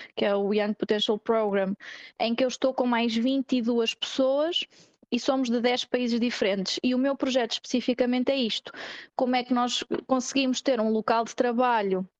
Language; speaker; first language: Portuguese; native; Portuguese